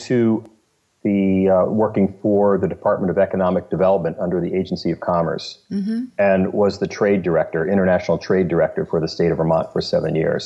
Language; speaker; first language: English; native; English